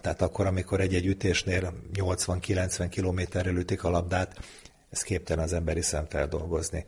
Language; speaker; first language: Hungarian; native; Hungarian